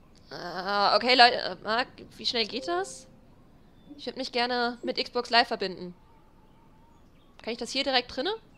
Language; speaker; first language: German; native; German